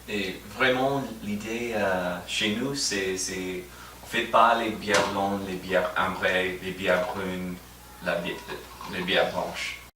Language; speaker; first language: French; non-native, fluent; English